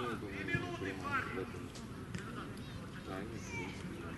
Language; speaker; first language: Russian; native; Russian